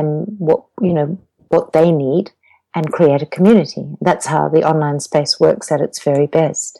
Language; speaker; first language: English; native; English